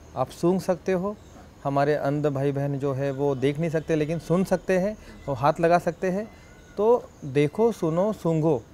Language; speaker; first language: Hindi; non-native, local second language; Marathi